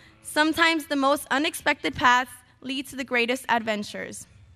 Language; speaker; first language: English; early bilingual, other home language; Spanish